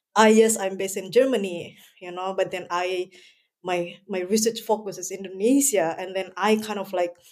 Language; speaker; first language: English; non-native, fluent; Indonesian